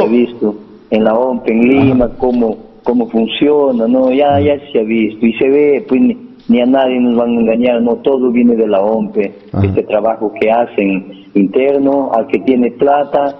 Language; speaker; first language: Spanish; native; Spanish